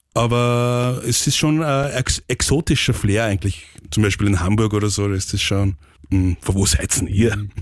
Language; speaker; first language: German; native; German